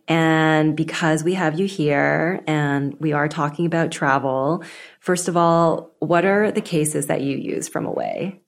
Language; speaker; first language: English; native; English